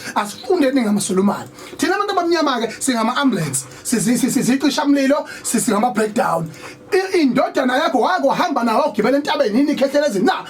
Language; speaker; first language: Zulu; native; Zulu